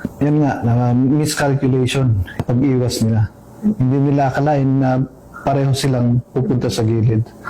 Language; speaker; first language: Filipino; non-native, local second language; Pangasinan